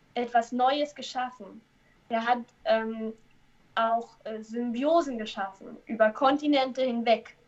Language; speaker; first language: German; native; German